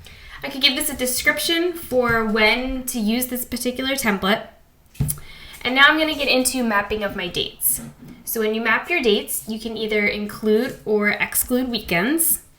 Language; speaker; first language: English; native; English